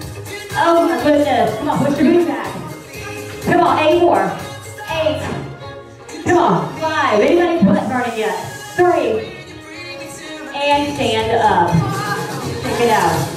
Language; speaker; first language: English; native; English